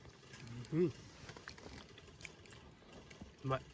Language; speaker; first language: Japanese; native; Japanese